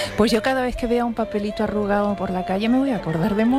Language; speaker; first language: Spanish; native; Spanish